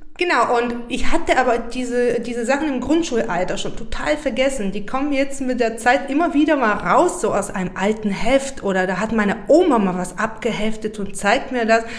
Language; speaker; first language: German; non-native, fluent; Bulgarian